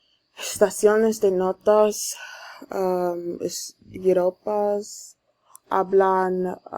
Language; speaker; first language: Spanish; non-native, learner; English